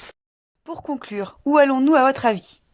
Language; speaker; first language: French; native; French